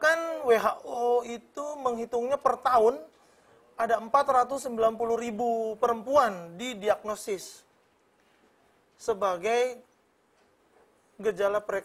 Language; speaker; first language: Indonesian; native; Indonesian